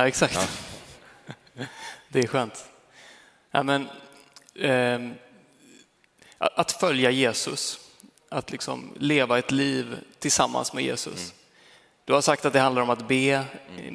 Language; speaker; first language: Swedish; native; Swedish